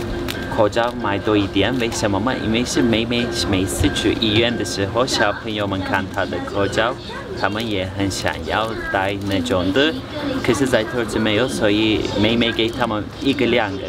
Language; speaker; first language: Chinese; non-native, learner; Turkish